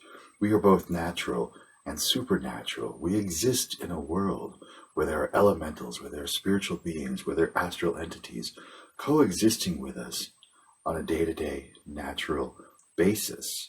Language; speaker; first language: English; native; English